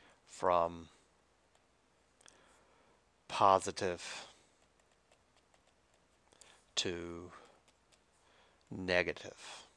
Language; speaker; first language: English; native; English